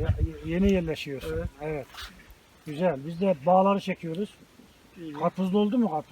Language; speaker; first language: Turkish; native; Turkish